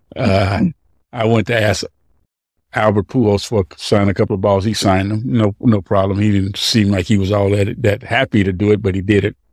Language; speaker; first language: English; native; English